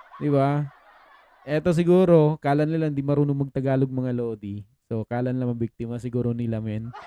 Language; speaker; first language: Filipino; native; Filipino